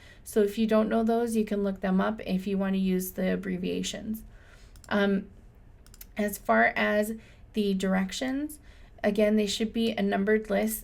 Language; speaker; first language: English; native; English